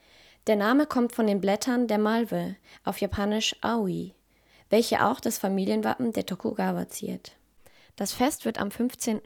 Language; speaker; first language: German; native; German